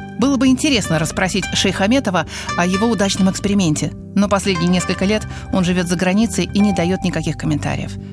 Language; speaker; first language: Russian; native; Russian